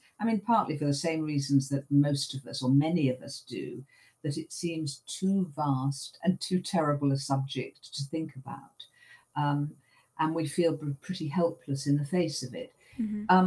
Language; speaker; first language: English; native; English